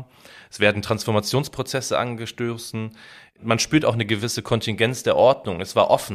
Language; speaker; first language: German; native; German